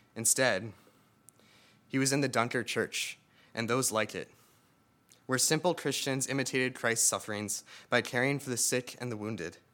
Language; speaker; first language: English; native; English